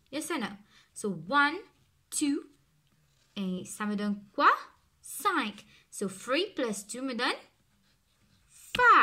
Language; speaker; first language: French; non-native, local second language; Morisyen